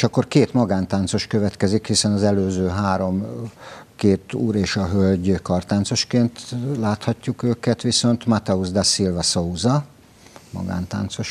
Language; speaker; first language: Hungarian; native; Hungarian